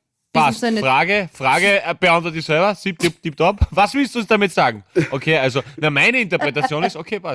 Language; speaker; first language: German; native; German